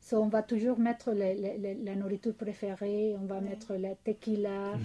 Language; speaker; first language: French; non-native, fluent; Spanish